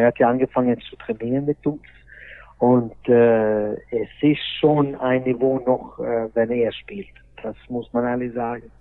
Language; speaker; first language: German; non-native, fluent; Swedish